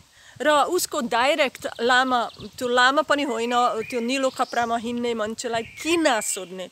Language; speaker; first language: Nepali; non-native, fluent; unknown